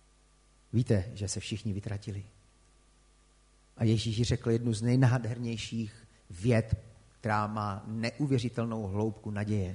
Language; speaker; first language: Czech; native; Czech